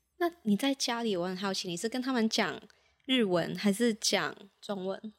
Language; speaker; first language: Chinese; non-native, local second language; Cantonese